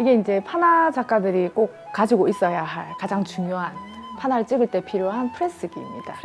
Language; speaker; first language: Korean; native; Korean